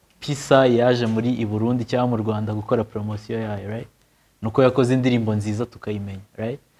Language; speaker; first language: Kinyarwanda; native; Kinyarwanda